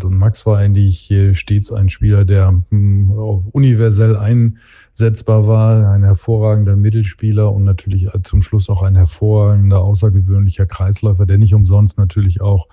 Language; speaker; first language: German; native; German